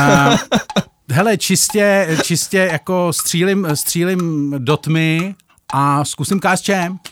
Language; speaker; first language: Czech; native; Czech